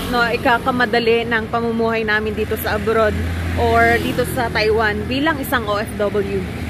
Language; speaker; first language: Filipino; native; Filipino